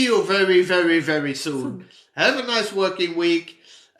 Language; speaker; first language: English; non-native, fluent; Dutch